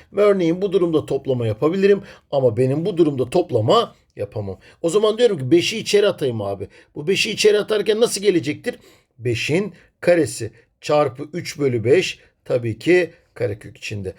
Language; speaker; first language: Turkish; native; Turkish